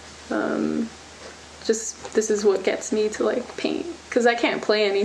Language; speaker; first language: English; native; English